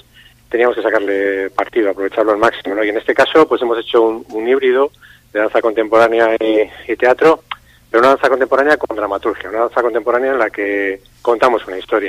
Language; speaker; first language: Spanish; native; Spanish